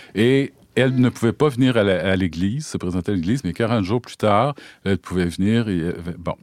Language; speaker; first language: French; native; French